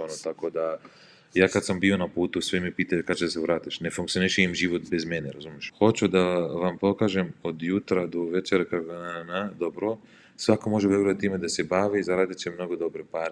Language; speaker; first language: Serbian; non-native, learner; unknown